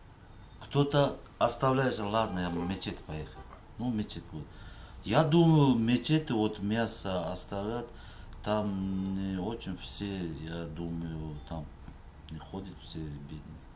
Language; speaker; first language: Russian; non-native, local second language; Uzbek